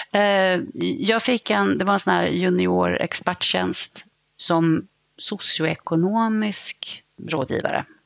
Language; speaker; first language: Swedish; native; Swedish